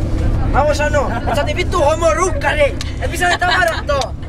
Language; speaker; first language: Finnish; native; Finnish